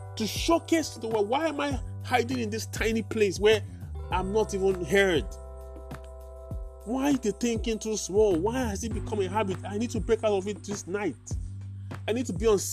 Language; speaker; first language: English; non-native, local second language; Yoruba